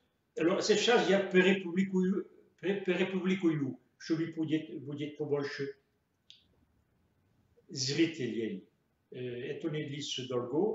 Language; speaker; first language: Russian; non-native, fluent; French